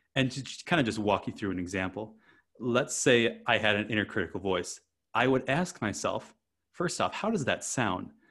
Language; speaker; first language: English; native; English